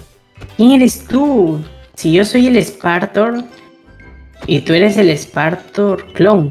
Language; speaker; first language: Spanish; native; Spanish